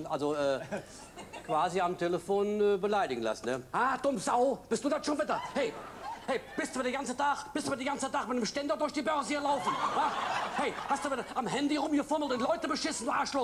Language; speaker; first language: German; native; German